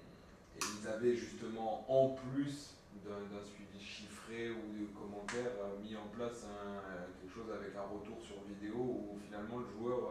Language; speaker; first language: French; native; French